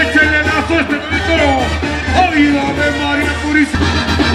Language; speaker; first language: Spanish; native; Spanish